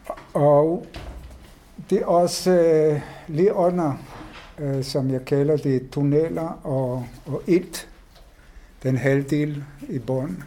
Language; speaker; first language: Danish; non-native, fluent; Hebrew